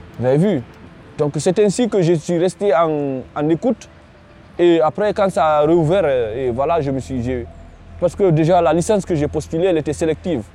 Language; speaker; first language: French; non-native, local second language; Fula